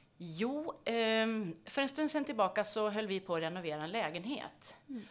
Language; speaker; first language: Swedish; native; Swedish